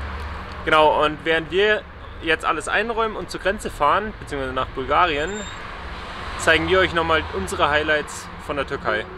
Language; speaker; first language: German; native; German